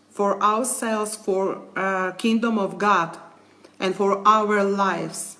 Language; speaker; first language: English; non-native, learner; Ukrainian